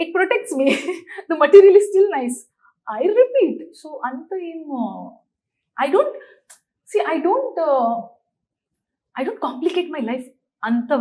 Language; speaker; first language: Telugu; non-native, learner; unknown